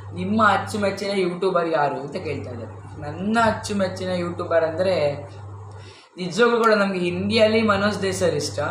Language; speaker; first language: Kannada; native; Kannada